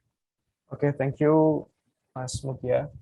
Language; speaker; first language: English; non-native, learner; Indonesian